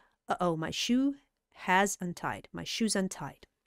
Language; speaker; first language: English; non-native, fluent; Russian